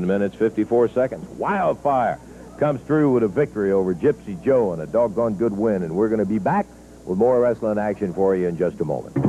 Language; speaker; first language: English; native; English